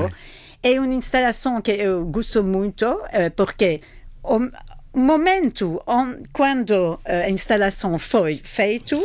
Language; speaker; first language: Portuguese; non-native, fluent; French